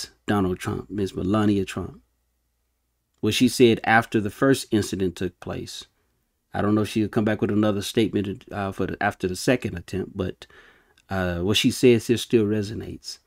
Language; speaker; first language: English; native; English